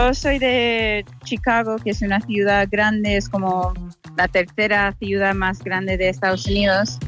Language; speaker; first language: Spanish; non-native, fluent; English